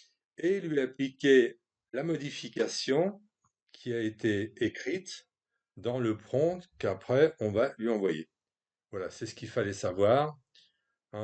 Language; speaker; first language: French; native; French